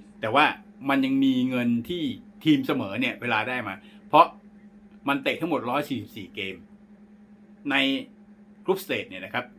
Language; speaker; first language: Thai; native; Thai